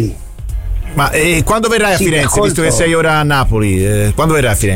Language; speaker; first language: Italian; native; Italian